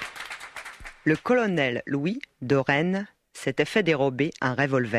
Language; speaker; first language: French; native; French